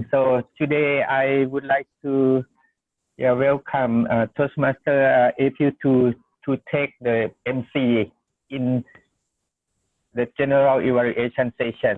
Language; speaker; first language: English; non-native, learner; Thai